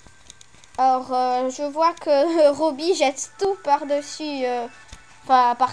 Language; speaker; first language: French; native; French